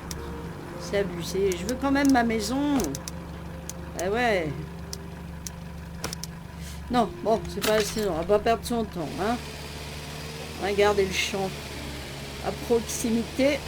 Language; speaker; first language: French; native; French